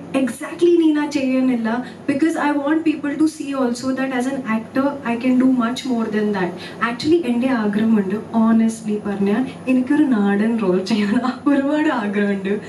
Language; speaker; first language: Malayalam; early bilingual, heritage; Malayalam